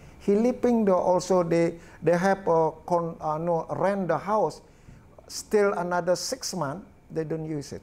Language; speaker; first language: English; non-native, learner; Balinese